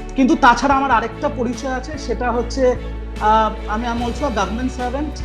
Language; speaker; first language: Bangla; native; Bangla